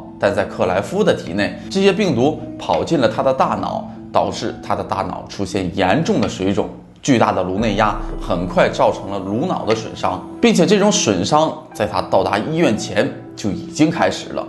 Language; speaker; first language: Chinese; native; Chinese